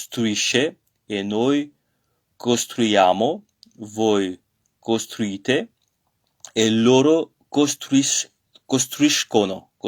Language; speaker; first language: Italian; non-native, learner; French